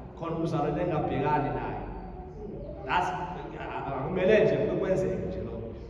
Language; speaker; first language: Zulu; non-native, local second language; Xhosa